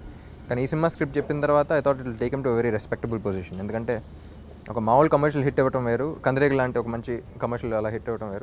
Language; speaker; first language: Telugu; native; Telugu